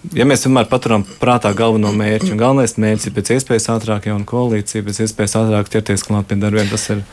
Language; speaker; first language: Latvian; native; Latvian